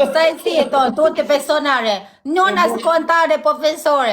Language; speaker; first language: Italian; non-native, learner; Thai